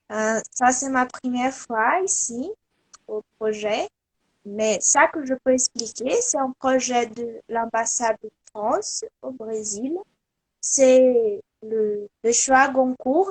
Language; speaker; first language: French; non-native, learner; Portuguese